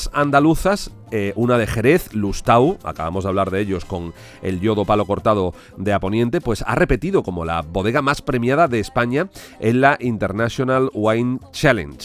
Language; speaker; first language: Spanish; native; Spanish